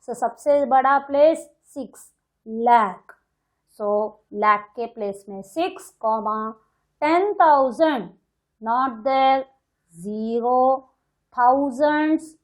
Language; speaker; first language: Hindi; non-native, local second language; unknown